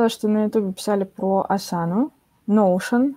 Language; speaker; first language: Russian; native; Russian